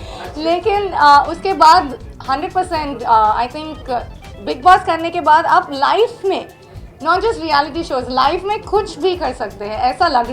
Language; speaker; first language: Hindi; non-native, local second language; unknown